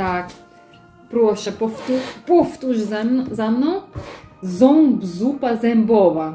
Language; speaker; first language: Polish; non-native, learner; Russian